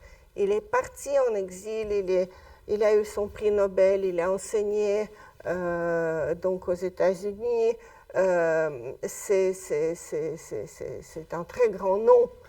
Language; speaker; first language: French; non-native, fluent; Russian